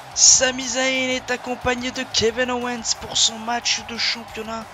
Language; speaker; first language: French; native; French